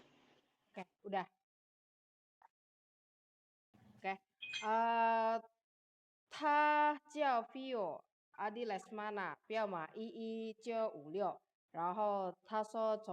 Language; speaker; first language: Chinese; non-native, fluent; Indonesian